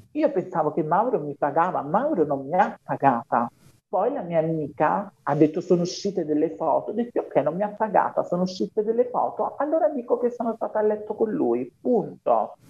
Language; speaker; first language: Italian; native; Italian